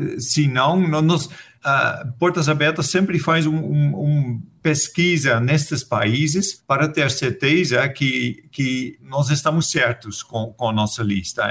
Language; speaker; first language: Portuguese; non-native, fluent; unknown